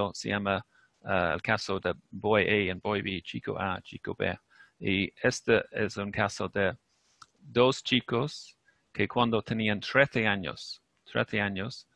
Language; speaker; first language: Spanish; non-native, fluent; English